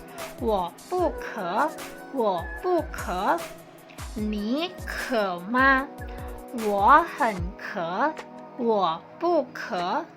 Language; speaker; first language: Chinese; non-native, fluent; Indonesian